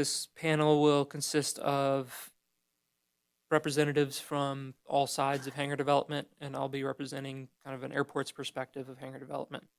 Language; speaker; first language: English; native; English